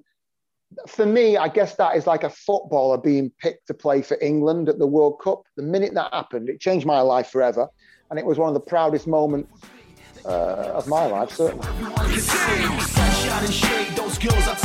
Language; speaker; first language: English; native; English